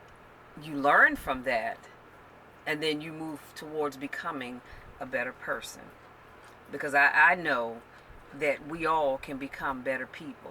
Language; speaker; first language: English; native; English